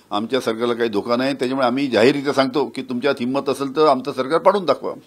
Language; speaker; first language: Marathi; native; Marathi